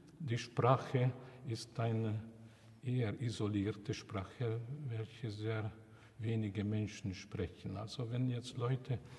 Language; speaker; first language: German; non-native, fluent; Hungarian